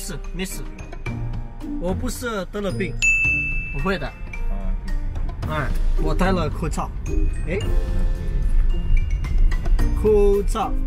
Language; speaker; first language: Chinese; non-native, learner; Indonesian